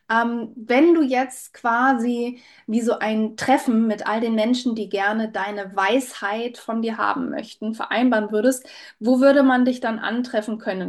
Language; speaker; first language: German; native; German